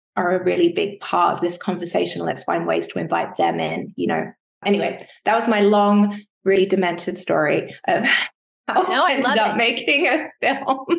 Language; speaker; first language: English; native; English